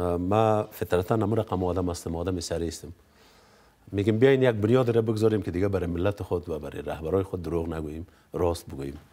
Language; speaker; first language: Persian; native; Persian